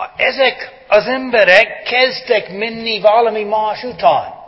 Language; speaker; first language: Hungarian; non-native, fluent; English